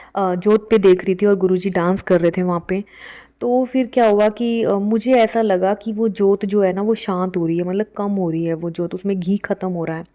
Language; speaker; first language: Hindi; native; Hindi